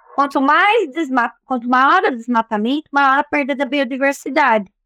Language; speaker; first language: Portuguese; native; Portuguese